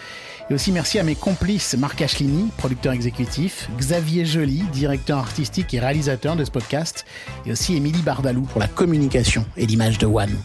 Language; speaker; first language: French; native; French